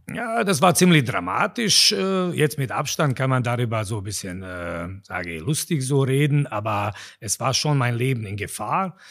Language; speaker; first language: German; non-native, fluent; Serbian